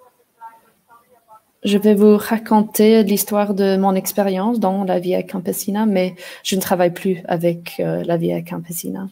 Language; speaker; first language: French; non-native, fluent; English